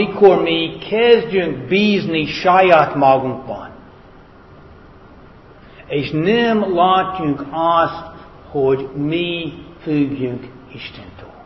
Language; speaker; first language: Hungarian; non-native, fluent; English